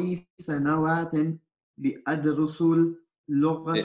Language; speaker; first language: Arabic; non-native, learner; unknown